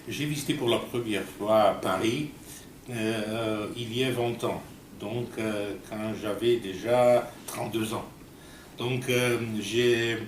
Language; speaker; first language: French; non-native, fluent; Romanian